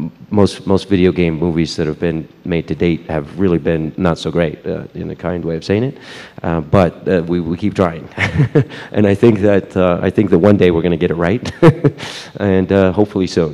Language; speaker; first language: English; native; English